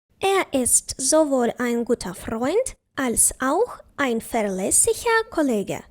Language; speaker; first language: German; non-native, fluent; Ukrainian